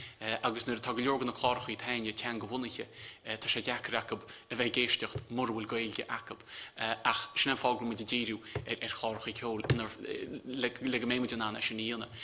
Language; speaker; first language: Irish; native; Irish